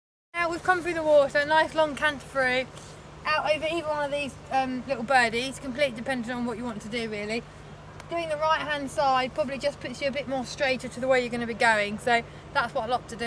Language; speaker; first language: English; native; English